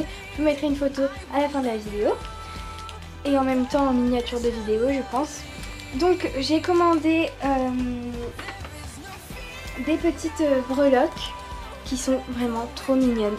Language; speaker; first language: French; native; French